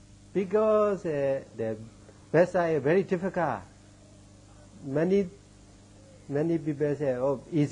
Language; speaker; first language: English; non-native, learner; Burmese